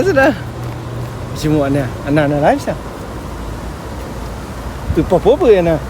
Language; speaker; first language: Russian; non-native, learner; Lao